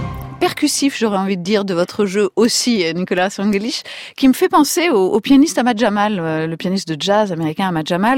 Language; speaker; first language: French; native; French